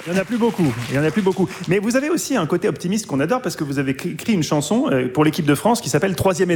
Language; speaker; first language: French; native; French